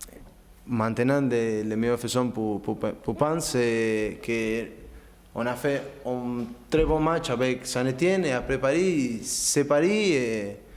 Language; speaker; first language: French; non-native, learner; Spanish